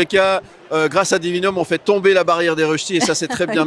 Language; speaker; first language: French; native; French